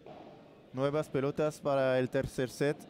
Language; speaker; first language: Spanish; non-native, learner; French